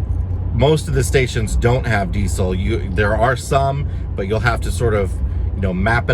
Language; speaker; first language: English; native; English